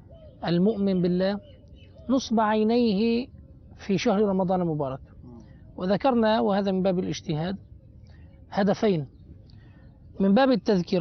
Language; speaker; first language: Arabic; native; Arabic